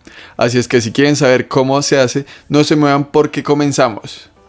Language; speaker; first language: Spanish; native; Spanish